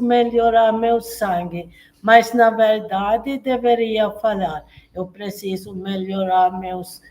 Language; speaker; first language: Portuguese; non-native, fluent; Swedish